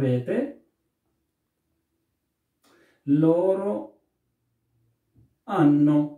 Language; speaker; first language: Italian; non-native, fluent; Urdu